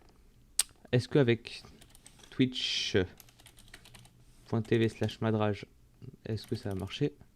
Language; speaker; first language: French; native; French